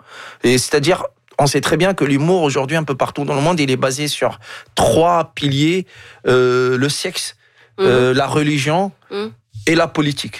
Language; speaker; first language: French; non-native, local second language; Arabic